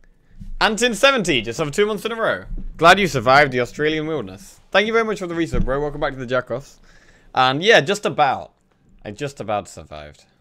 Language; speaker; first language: English; native; English